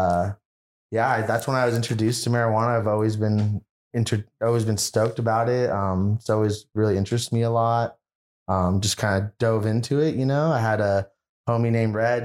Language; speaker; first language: English; native; English